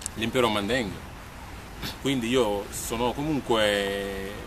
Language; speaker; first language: Italian; non-native, fluent; Mandingo